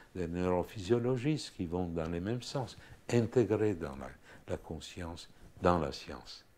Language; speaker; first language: French; non-native, fluent; Romanian